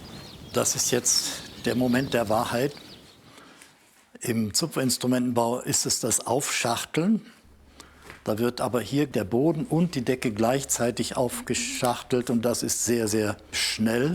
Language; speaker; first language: German; native; German